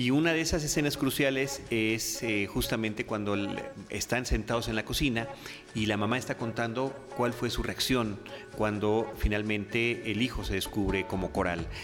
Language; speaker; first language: Spanish; native; Spanish